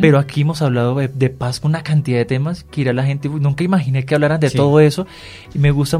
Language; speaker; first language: Spanish; native; Spanish